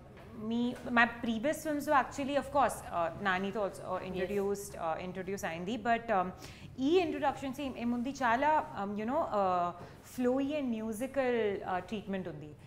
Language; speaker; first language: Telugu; non-native, learner; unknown